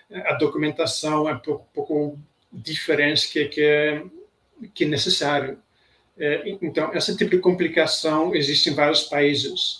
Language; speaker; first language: Portuguese; non-native, fluent; Dutch